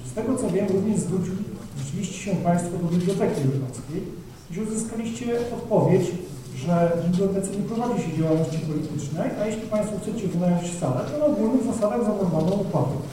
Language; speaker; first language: Polish; native; Polish